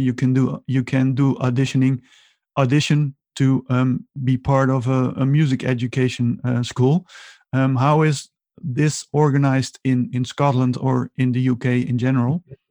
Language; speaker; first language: English; non-native, fluent; Dutch